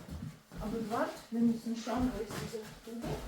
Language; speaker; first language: German; non-native, learner; Russian